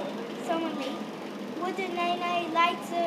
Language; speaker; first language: Chinese; non-native, learner; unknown